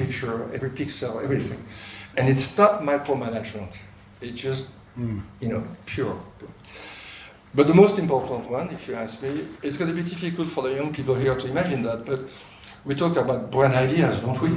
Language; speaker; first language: English; non-native, fluent; French